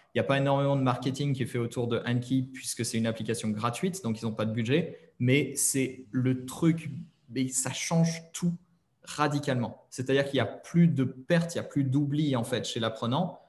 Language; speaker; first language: French; native; French